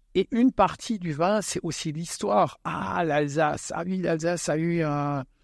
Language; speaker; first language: French; non-native, local second language; Swiss German